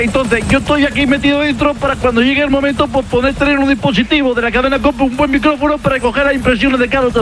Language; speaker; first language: Spanish; native; Spanish